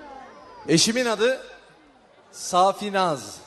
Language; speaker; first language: Turkish; native; Turkish